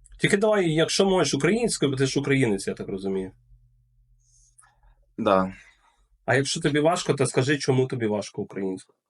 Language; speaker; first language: Ukrainian; native; Ukrainian